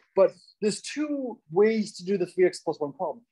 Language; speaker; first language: English; native; English